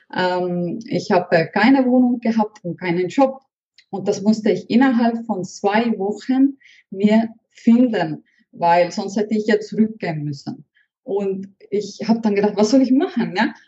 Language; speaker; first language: German; non-native, fluent; Estonian